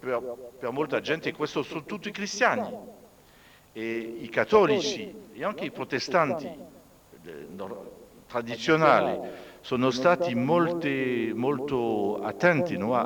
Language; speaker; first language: Italian; non-native, fluent; French